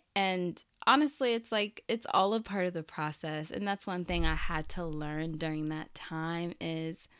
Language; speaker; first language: English; early bilingual, other home language; Haitian Creole